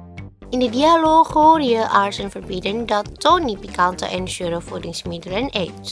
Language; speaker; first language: Dutch; non-native, learner; Indonesian